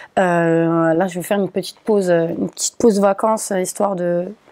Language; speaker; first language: French; native; French